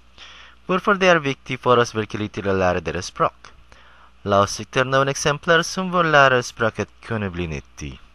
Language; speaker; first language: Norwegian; non-native, learner; Filipino